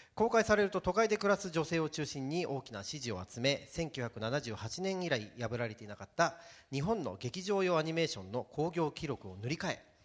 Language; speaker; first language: Japanese; native; Japanese